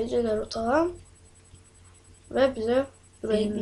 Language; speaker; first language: Turkish; non-native, learner; Azerbaijani